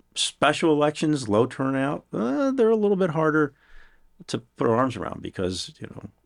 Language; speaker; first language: English; native; English